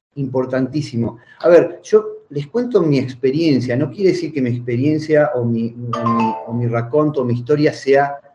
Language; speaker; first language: Spanish; native; Spanish